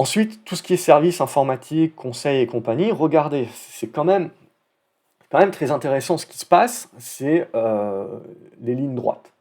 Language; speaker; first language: French; native; French